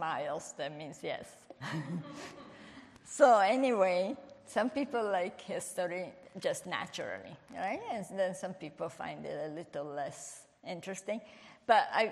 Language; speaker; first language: English; non-native, fluent; Italian